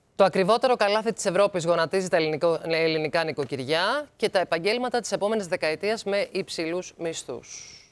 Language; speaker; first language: Greek; native; Greek